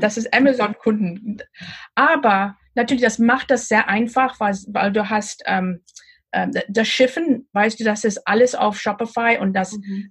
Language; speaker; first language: German; non-native, learner; English